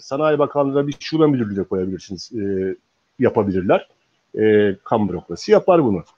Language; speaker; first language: Turkish; native; Turkish